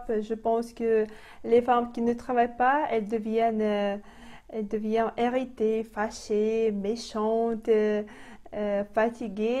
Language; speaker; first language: French; non-native, fluent; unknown